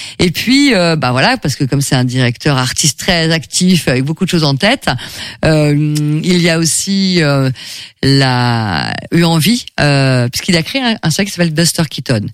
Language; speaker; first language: French; native; French